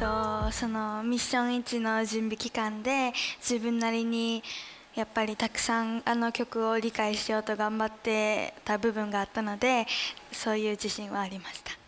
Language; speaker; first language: Japanese; native; Japanese